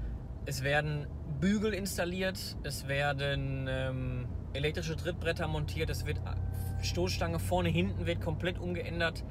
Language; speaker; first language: German; native; German